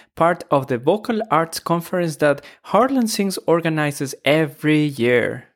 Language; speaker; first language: English; non-native, fluent; Spanish